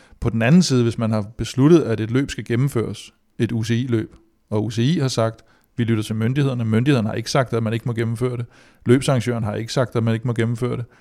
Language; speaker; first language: Danish; native; Danish